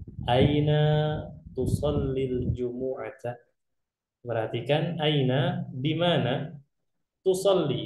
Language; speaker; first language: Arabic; non-native, fluent; Indonesian